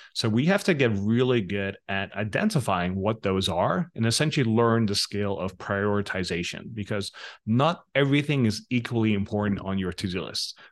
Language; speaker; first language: English; non-native, fluent; Dutch